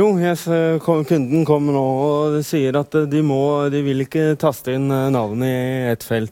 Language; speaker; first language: Norwegian; native; Norwegian